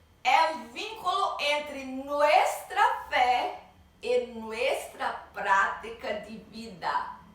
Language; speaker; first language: Spanish; non-native, learner; Portuguese